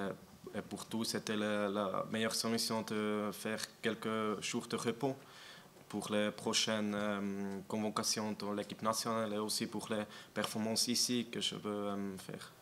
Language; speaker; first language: French; non-native, learner; German